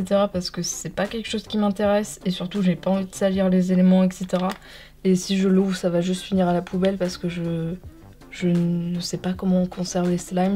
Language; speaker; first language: French; native; French